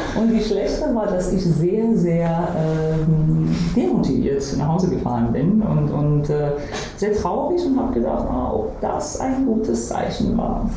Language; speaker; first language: German; non-native, fluent; Persian